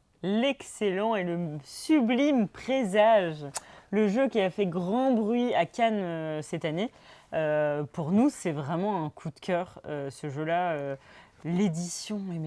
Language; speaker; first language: French; native; French